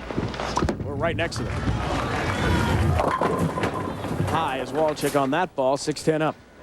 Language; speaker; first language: English; native; English